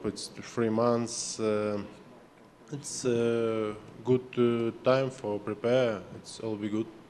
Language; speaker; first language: English; non-native, learner; Russian